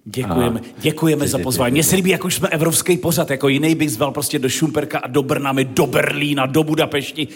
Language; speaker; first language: Czech; native; Czech